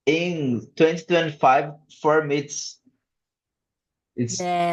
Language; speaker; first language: English; non-native, learner; Portuguese